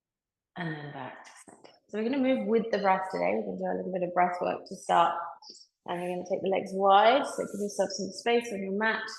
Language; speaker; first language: English; native; English